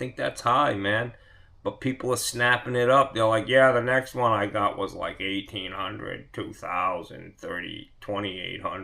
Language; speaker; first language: English; native; English